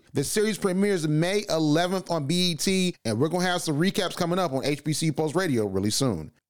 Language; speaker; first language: English; native; English